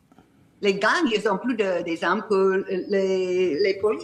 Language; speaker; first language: French; non-native, fluent; English